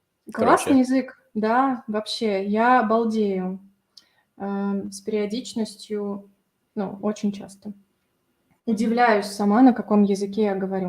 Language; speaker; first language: Russian; native; Russian